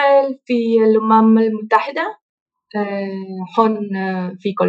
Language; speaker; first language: Arabic; non-native, learner; Spanish